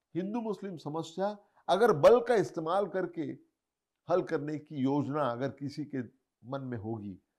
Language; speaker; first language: Hindi; non-native, local second language; Marathi